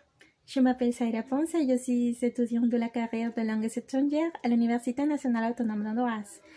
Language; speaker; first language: French; non-native, learner; Spanish